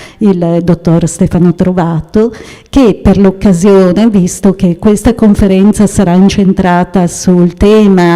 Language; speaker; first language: Italian; native; Italian